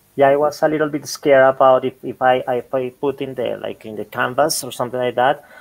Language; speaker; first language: English; non-native, fluent; Spanish